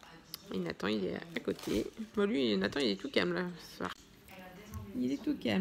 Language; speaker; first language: French; native; French